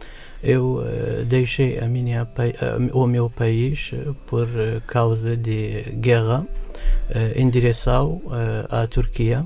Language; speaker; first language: Portuguese; non-native, fluent; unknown